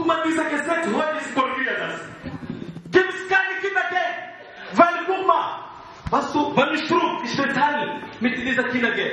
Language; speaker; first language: German; non-native, learner; Lingala